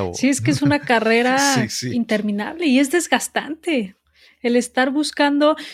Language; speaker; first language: Spanish; native; Spanish